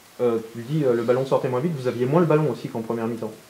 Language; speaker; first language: French; native; French